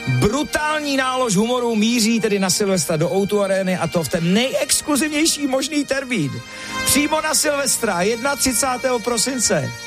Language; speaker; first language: Czech; native; Czech